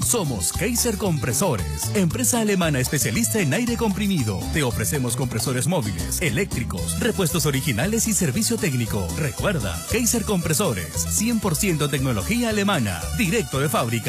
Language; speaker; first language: Spanish; native; Spanish